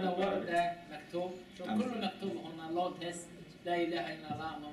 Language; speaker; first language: Arabic; non-native, learner; Chinese